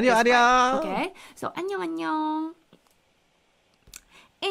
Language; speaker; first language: English; non-native, fluent; Korean